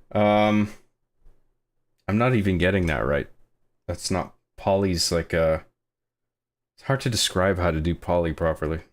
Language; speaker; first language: English; native; English